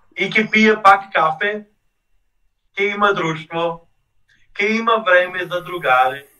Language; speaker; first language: Macedonian; non-native, fluent; German